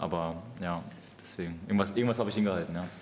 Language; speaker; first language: German; native; German